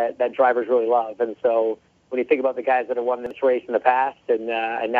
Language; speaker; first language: English; native; English